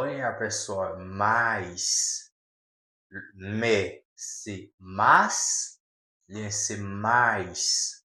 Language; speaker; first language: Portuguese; non-native, learner; Haitian Creole